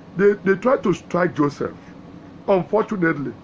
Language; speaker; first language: English; non-native, local second language; Yoruba